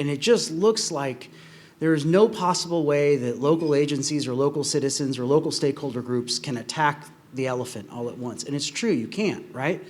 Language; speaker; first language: English; native; English